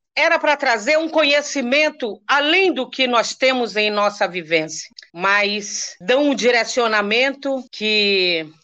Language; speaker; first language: Portuguese; non-native, local second language; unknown